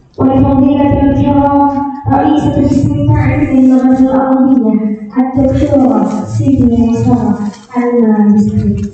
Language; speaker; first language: Arabic; non-native, learner; Indonesian